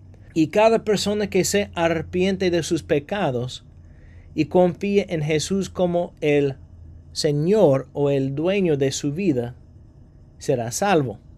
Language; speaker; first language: Spanish; non-native, fluent; English